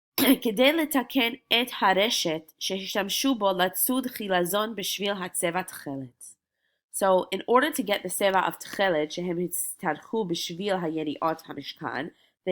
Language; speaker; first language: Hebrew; non-native, fluent; English